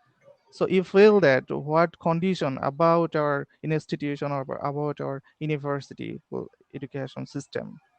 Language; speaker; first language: English; non-native, learner; Bangla